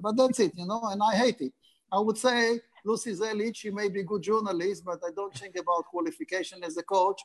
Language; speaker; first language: English; non-native, fluent; Hebrew